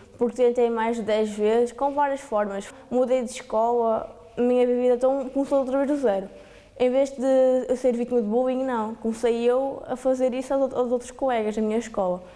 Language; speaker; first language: Portuguese; native; Portuguese